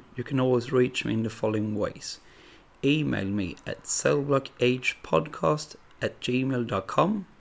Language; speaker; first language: English; non-native, fluent; Swedish